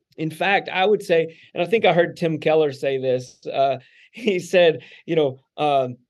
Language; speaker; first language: English; native; English